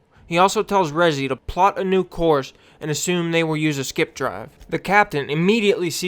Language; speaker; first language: English; native; English